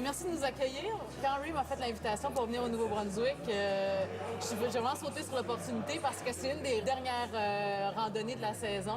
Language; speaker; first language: French; native; French